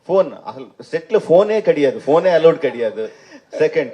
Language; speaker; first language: Tamil; non-native, fluent; Telugu